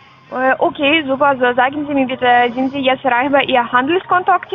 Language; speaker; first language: German; non-native, learner; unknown